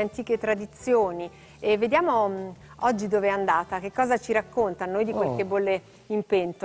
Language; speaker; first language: Italian; native; Italian